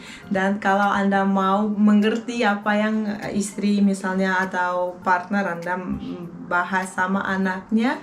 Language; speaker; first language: Indonesian; non-native, fluent; Russian